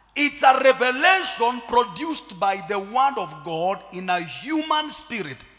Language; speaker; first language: English; non-native, local second language; Swahili